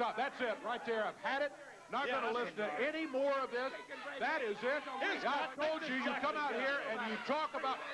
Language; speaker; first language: English; native; English